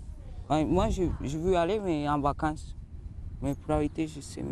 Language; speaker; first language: French; non-native, learner; Spanish